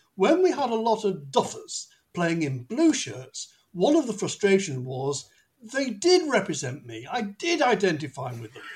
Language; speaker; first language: English; native; English